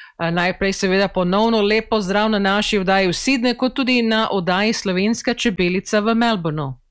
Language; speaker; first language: Slovenian; early bilingual, heritage; Slovenian